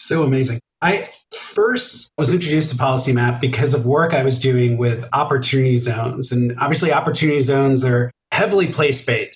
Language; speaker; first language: English; native; English